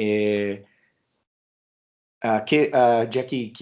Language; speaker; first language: French; non-native, learner; English